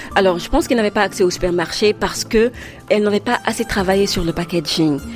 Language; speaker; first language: French; non-native, local second language; Wolof